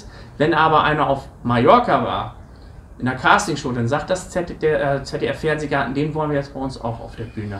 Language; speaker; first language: German; native; German